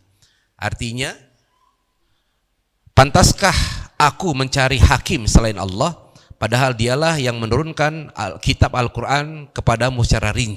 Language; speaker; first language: Indonesian; native; Indonesian